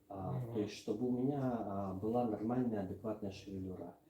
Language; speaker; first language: Russian; native; Russian